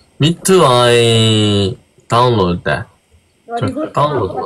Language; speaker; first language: English; non-native, learner; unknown